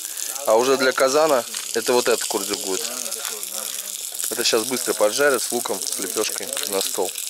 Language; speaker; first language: Russian; native; Russian